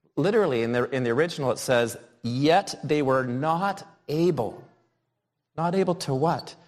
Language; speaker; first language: English; native; English